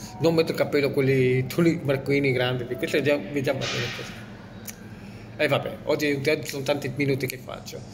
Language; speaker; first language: Italian; native; Italian